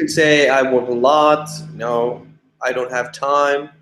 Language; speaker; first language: English; non-native, fluent; Turkish